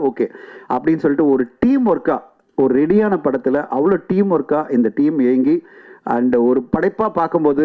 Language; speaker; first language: Tamil; native; Tamil